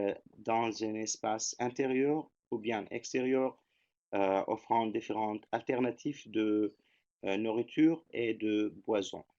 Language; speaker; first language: French; non-native, fluent; Turkish